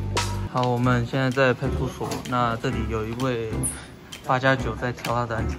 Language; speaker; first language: Chinese; native; Chinese